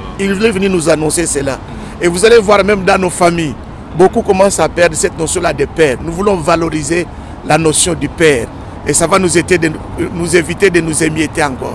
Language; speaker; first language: French; non-native, local second language; Lingala